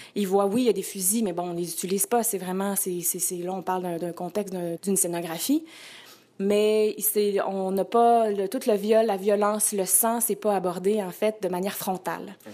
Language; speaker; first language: French; native; French